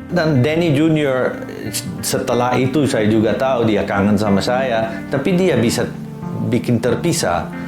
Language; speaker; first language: Indonesian; non-native, fluent; Dutch